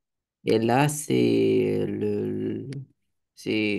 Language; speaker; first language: French; non-native, learner; Romanian